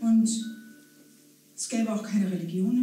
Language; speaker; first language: German; early bilingual, other home language; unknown